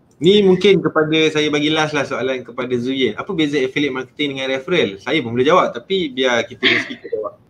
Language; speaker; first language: Malay; native; Malay